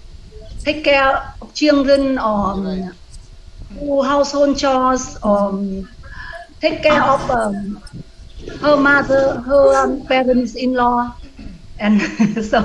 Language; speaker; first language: English; non-native, learner; Vietnamese